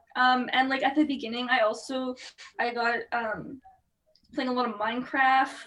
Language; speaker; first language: English; native; English